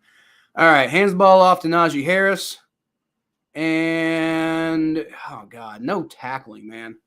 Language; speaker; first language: English; native; English